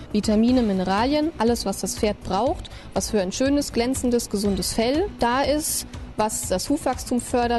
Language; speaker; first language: German; native; German